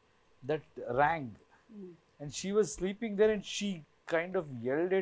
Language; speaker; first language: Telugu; non-native, fluent; Kannada